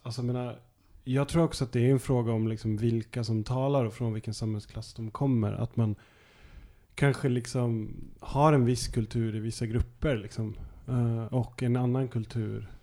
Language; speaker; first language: Swedish; native; Swedish